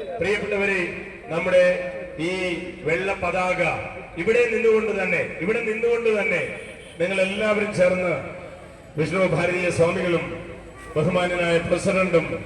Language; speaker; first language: Malayalam; native; Malayalam